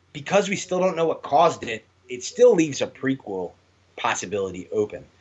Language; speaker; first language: English; native; English